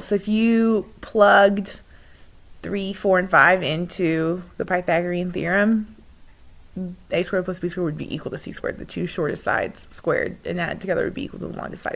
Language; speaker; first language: English; native; English